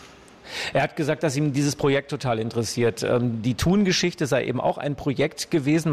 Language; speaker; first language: German; native; German